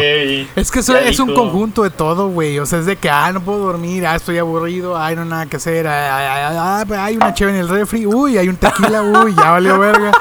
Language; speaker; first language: Spanish; native; Spanish